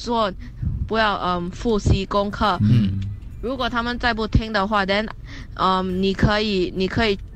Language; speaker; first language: Chinese; non-native, local second language; English